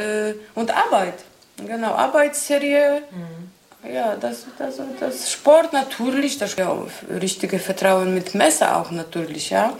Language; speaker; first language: German; non-native, learner; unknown